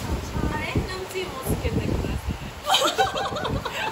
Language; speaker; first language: Japanese; non-native, fluent; Thai